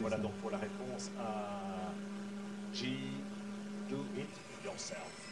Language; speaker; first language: French; native; French